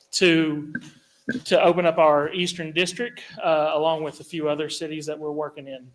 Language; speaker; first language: English; native; English